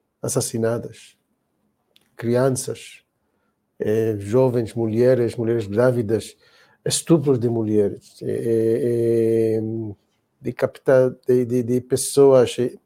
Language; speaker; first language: Portuguese; non-native, learner; Hebrew